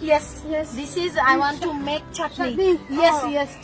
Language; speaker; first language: English; non-native, learner; Bangla